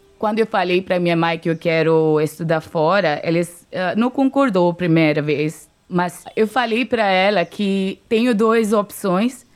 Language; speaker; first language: Portuguese; non-native, learner; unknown